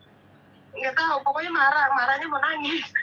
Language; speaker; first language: Indonesian; native; Indonesian